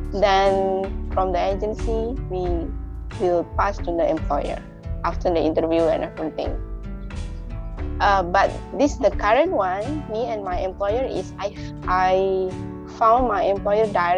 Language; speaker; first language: English; non-native, local second language; Indonesian